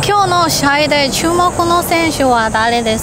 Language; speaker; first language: Japanese; non-native, learner; Chinese